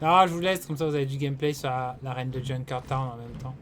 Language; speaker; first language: French; native; French